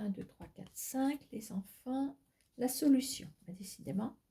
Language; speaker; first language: French; native; French